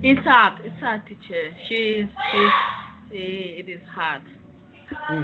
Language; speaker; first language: English; non-native, learner; Spanish